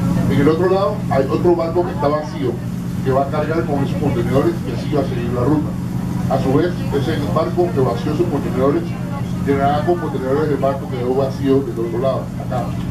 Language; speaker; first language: Spanish; native; Spanish